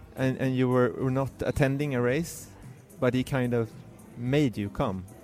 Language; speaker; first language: English; non-native, fluent; Swedish